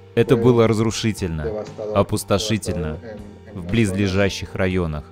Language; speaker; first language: Russian; non-native, fluent; Spanish